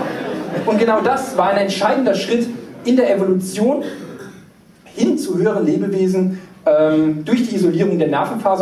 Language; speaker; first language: German; native; German